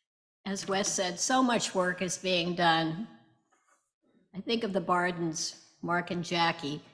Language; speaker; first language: English; native; English